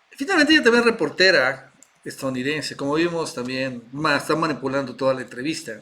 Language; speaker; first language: Spanish; native; Spanish